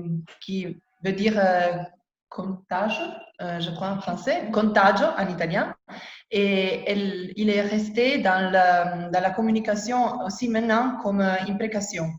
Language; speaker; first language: French; non-native, fluent; Italian